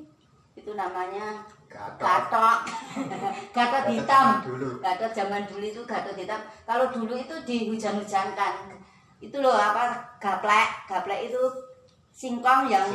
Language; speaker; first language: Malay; non-native, local second language; Javanese